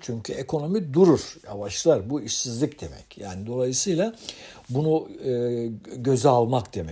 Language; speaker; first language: Turkish; native; Turkish